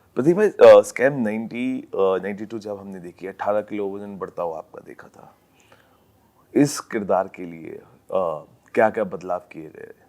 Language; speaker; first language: Hindi; native; Hindi